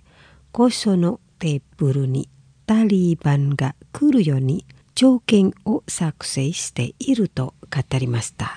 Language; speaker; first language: Japanese; non-native, fluent; Indonesian